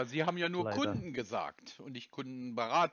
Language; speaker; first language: German; native; German